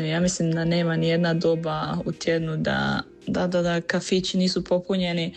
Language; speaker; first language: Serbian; early bilingual, heritage; Croatian